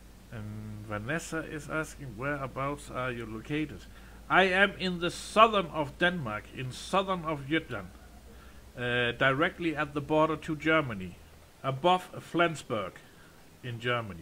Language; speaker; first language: English; non-native, fluent; Danish